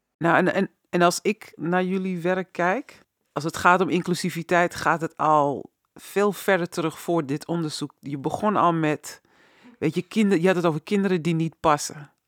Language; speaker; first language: Dutch; native; Dutch